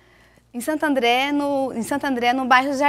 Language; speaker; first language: Portuguese; native; Portuguese